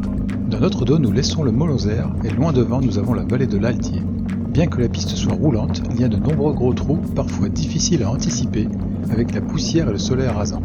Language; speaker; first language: French; native; French